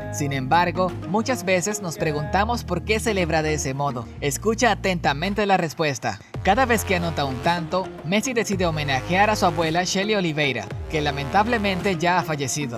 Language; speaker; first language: Spanish; native; Spanish